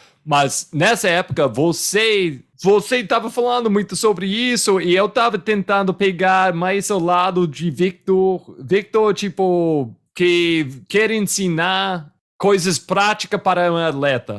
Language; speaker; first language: Portuguese; non-native, fluent; English